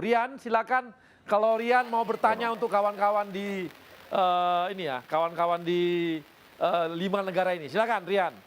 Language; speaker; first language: Indonesian; native; Indonesian